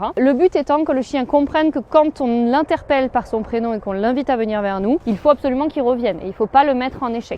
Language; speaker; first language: French; native; French